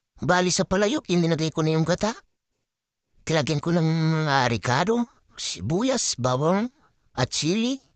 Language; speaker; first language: Filipino; non-native, local second language; Bikol